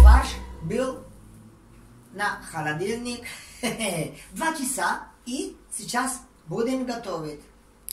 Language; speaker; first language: Russian; non-native, learner; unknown